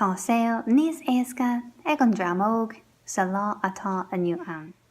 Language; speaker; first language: Irish; non-native, local second language; English